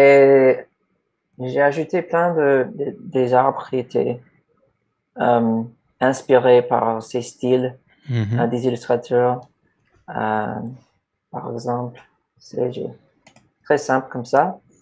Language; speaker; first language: French; non-native, fluent; English